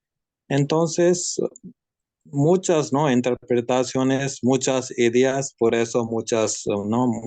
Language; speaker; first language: Spanish; non-native, learner; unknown